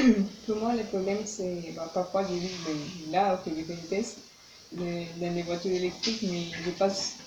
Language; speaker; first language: French; non-native, learner; Spanish